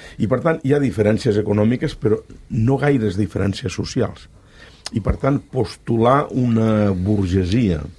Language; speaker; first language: Catalan; native; Catalan